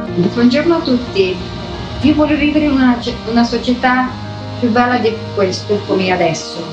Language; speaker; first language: Italian; non-native, learner; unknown